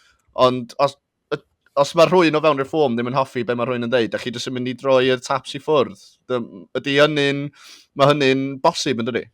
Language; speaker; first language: Welsh; native; Welsh